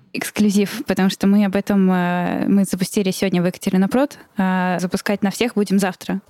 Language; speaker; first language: Russian; native; Russian